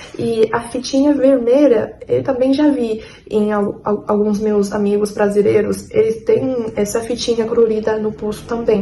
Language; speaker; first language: Portuguese; non-native, fluent; Chinese